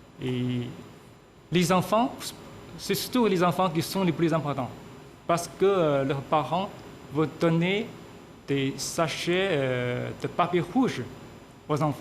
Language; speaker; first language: French; non-native, fluent; Chinese